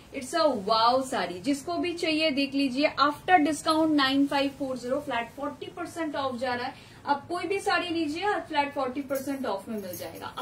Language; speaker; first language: Hindi; non-native, local second language; Bangla